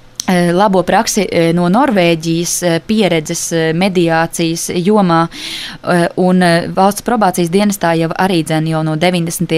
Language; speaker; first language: Latvian; native; Latvian